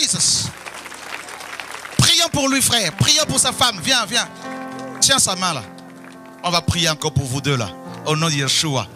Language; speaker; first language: French; non-native, local second language; Lingala